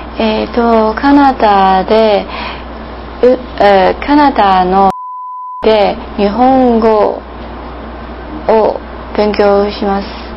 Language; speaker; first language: Japanese; non-native, learner; English